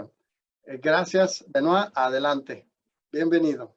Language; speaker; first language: Spanish; native; Spanish